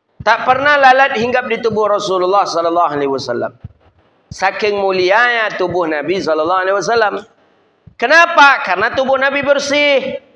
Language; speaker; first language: Malay; non-native, local second language; Minangkabau